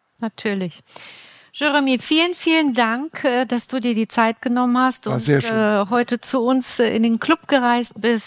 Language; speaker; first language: German; native; German